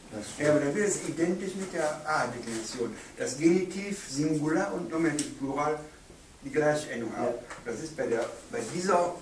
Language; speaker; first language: German; native; German